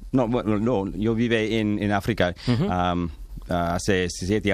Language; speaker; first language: Spanish; non-native, learner; English